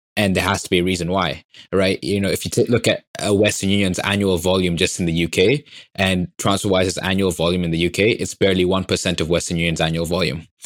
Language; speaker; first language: English; non-native, local second language; Swahili